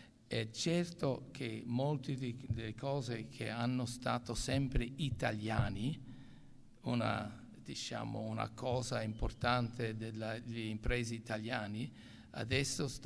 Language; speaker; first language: Italian; non-native, local second language; English